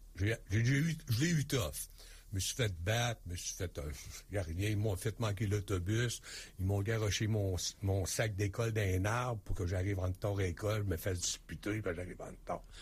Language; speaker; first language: French; native; French